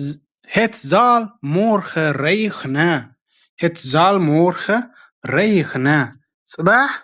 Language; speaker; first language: Dutch; non-native, fluent; Tigrinya